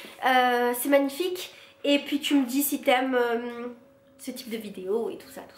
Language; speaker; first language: French; native; French